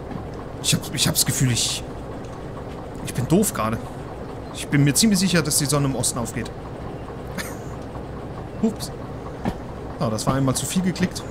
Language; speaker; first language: German; native; German